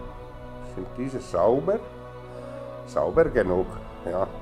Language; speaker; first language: German; non-native, learner; Finnish